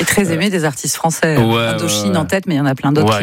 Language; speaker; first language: French; native; French